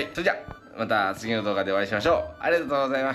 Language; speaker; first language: Japanese; native; Japanese